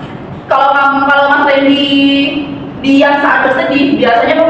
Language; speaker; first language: Indonesian; native; Indonesian